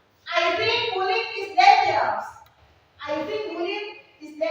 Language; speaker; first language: English; non-native, learner; Indonesian